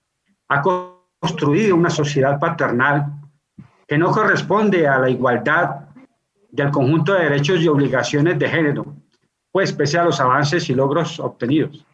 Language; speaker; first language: Spanish; native; Spanish